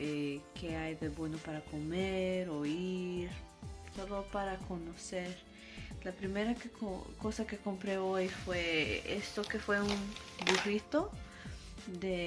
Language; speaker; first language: Spanish; early bilingual, heritage; Spanish